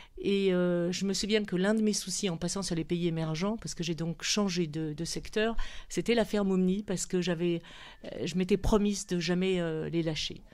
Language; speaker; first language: French; native; French